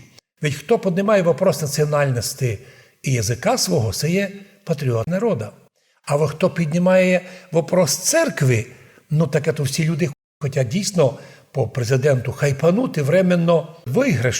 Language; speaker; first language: Ukrainian; non-native, local second language; Rusyn